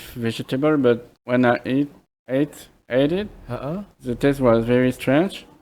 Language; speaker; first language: English; non-native, fluent; French